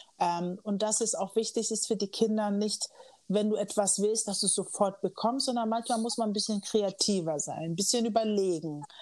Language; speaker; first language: German; early bilingual, other home language; Akan